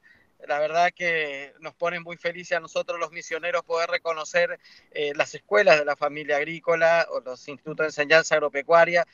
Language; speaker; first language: Spanish; native; Spanish